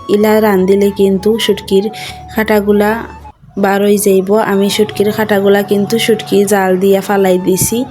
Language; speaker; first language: Bangla; non-native, local second language; Sylheti